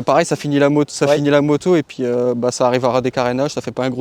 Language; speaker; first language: French; native; French